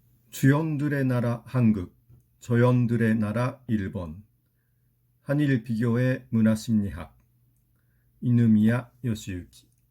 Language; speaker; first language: Korean; non-native, fluent; Japanese